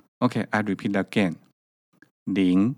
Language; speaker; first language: English; non-native, learner; Chinese